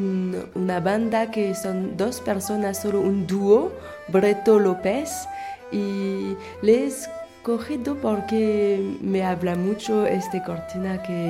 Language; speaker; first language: Spanish; non-native, fluent; French